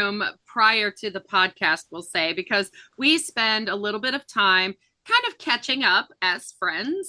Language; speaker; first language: English; native; English